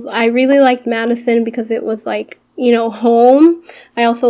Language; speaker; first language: English; early bilingual, other home language; Arabic